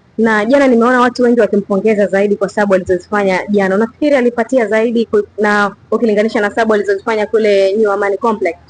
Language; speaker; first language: Swahili; native; Swahili